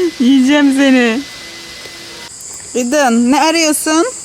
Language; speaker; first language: Turkish; native; Turkish